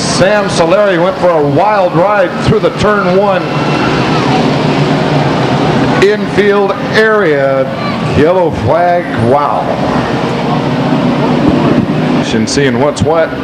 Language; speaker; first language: English; native; English